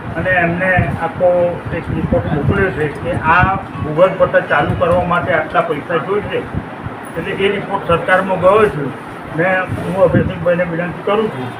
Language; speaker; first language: Gujarati; native; Gujarati